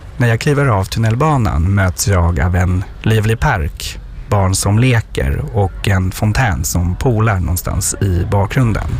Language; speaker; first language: Swedish; non-native, fluent; French